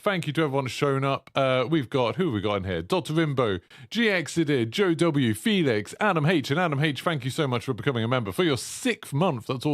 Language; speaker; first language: English; native; English